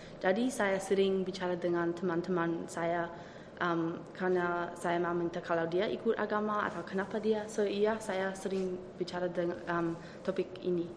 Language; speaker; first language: Indonesian; early bilingual, heritage; Indonesian